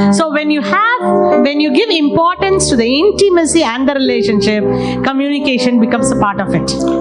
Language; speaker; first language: English; non-native, local second language; Tamil